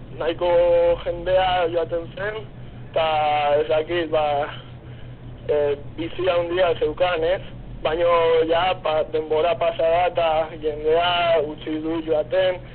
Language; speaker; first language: Basque; non-native, local second language; Spanish